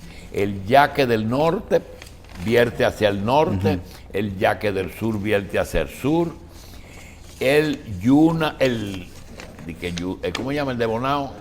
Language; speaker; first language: Spanish; native; Spanish